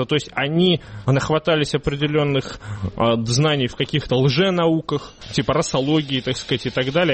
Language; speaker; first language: Russian; native; Russian